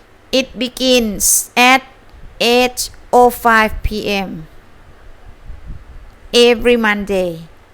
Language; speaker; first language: English; non-native, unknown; Thai